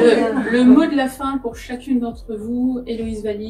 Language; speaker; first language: French; native; French